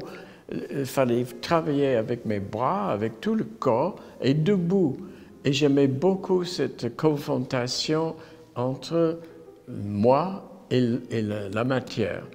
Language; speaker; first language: French; non-native, fluent; English